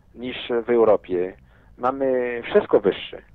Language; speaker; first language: Polish; non-native, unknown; French